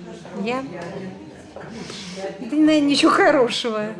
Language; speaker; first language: Russian; native; Russian